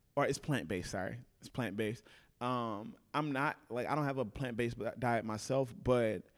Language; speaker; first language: English; native; English